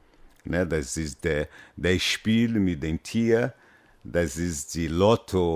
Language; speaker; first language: German; non-native, fluent; Portuguese